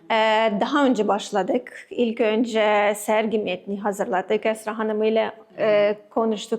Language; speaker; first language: Turkish; non-native, learner; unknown